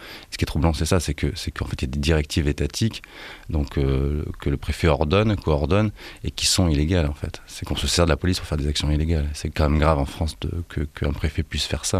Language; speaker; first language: French; native; French